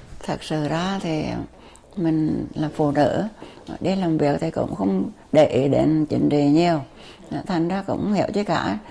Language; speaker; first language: Vietnamese; native; Vietnamese